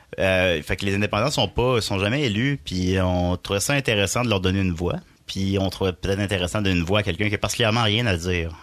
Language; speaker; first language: French; native; French